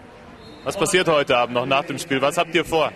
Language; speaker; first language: German; native; German